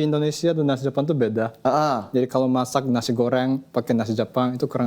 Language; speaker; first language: Indonesian; non-native, fluent; Japanese